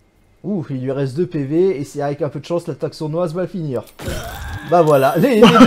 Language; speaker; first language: French; native; French